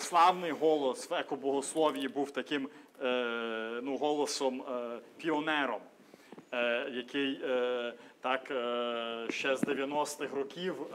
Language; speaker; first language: Ukrainian; native; Ukrainian